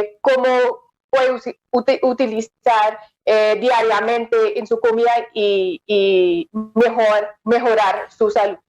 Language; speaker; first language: Spanish; non-native, fluent; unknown